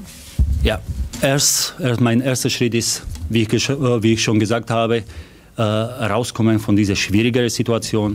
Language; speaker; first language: German; non-native, fluent; Slovak